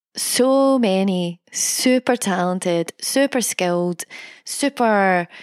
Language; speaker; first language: English; native; English